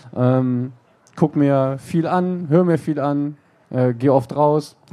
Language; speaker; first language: German; native; German